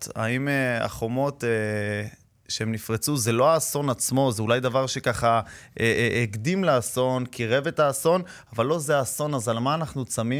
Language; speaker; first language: Hebrew; native; Hebrew